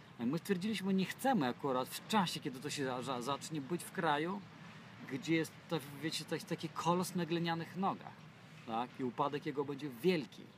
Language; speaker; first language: Polish; non-native, fluent; Russian